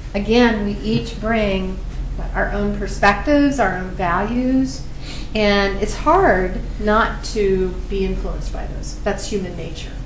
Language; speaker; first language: English; native; English